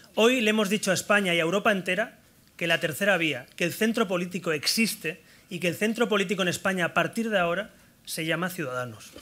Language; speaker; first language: Spanish; native; Spanish